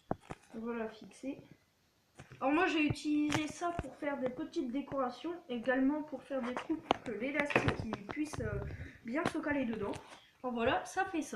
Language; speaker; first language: French; native; French